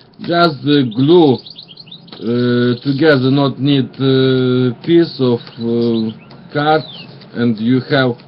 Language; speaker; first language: English; non-native, learner; Russian